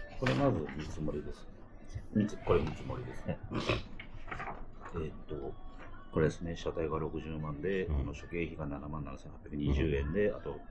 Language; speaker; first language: Japanese; native; Japanese